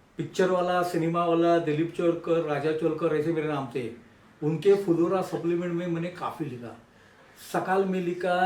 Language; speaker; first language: Hindi; non-native, local second language; Marathi